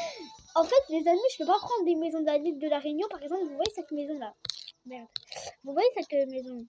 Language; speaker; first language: French; native; French